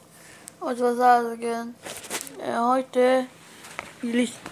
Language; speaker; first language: German; non-native, learner; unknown